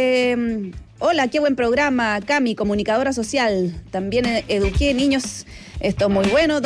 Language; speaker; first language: Spanish; native; Spanish